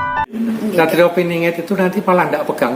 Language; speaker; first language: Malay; non-native, local second language; Javanese